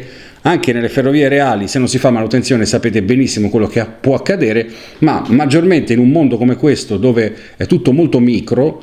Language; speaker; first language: Italian; native; Italian